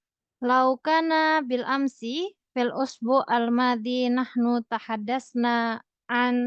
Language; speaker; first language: Arabic; non-native, fluent; Indonesian